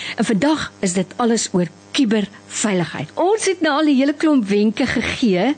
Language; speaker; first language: Afrikaans; native; Afrikaans